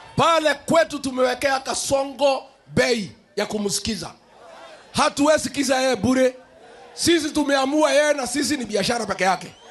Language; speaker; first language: Swahili; non-native, local second language; Kikuyu